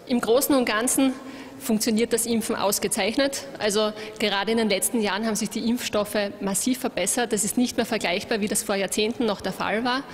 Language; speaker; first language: German; native; German